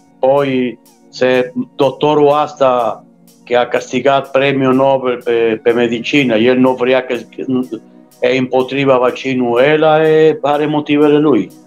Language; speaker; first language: Romanian; non-native, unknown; Italian